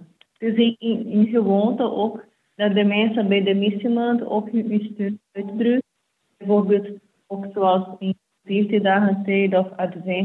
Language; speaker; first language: Dutch; non-native, fluent; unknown